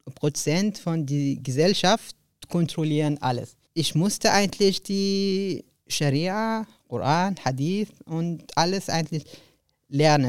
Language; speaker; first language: German; non-native, learner; Arabic